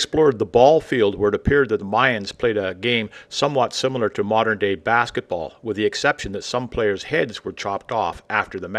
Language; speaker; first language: English; native; English